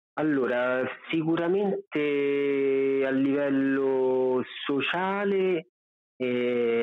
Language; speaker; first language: Italian; native; Italian